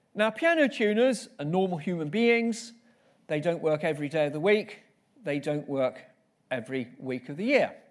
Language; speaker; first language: English; native; English